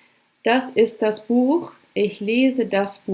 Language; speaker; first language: German; non-native, fluent; English